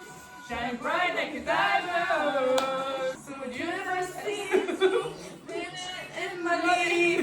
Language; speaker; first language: English; non-native, learner; French